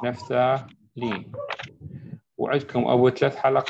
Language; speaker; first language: Arabic; native; Arabic